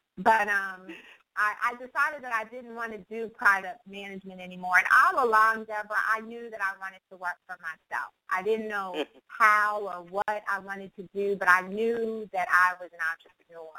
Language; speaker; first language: English; native; English